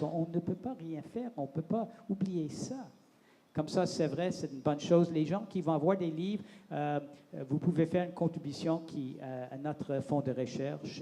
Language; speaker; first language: French; non-native, local second language; English